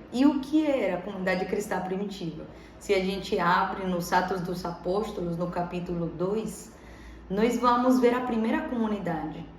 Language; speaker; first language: Portuguese; non-native, fluent; Spanish